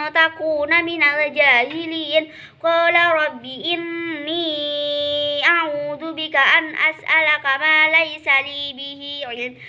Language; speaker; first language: Arabic; non-native, learner; Indonesian